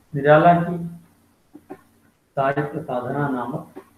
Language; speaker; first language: Hindi; non-native, local second language; Malayalam